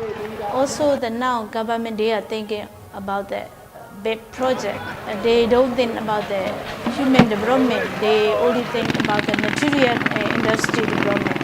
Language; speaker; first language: English; non-native, learner; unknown